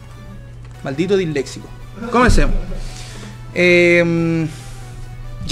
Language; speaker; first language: Spanish; native; Spanish